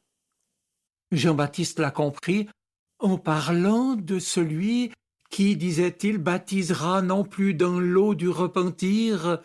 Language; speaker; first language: French; native; French